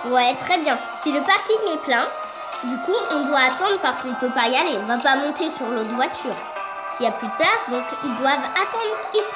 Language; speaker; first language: French; native; French